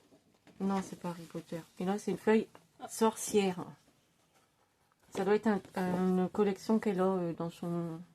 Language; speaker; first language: French; native; French